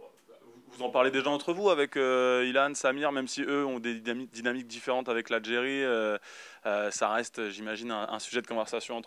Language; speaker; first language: French; native; French